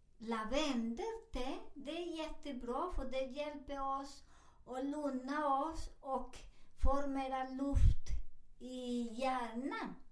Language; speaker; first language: Swedish; non-native, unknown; Spanish